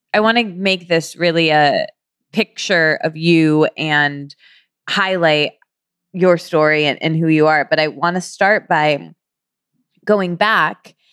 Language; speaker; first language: English; native; English